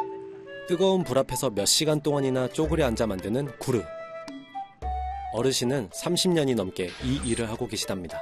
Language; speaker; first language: Korean; native; Korean